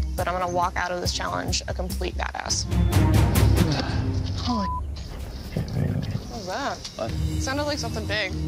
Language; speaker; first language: English; native; English